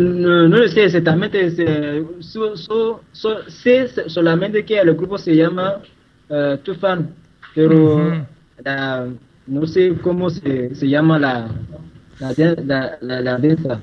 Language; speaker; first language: Spanish; non-native, local second language; Ewe